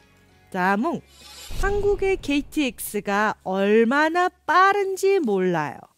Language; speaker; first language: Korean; non-native, learner; Mongolian